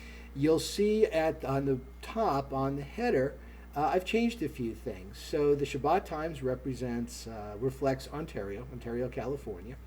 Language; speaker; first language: English; native; English